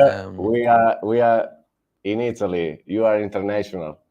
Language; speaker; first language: English; non-native, learner; Italian